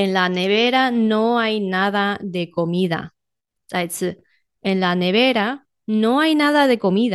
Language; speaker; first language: Spanish; non-native, fluent; Chinese